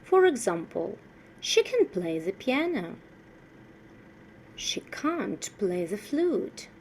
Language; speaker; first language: English; non-native, fluent; Russian